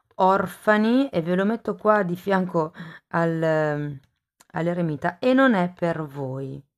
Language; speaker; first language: Italian; native; Italian